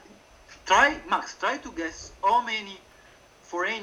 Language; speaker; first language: English; non-native, fluent; Italian